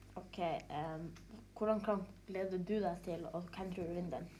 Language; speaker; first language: Norwegian; native; Norwegian